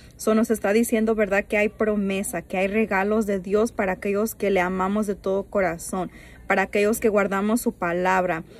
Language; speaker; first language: Spanish; early bilingual, heritage; Spanish